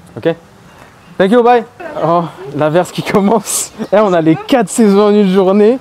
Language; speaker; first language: French; native; French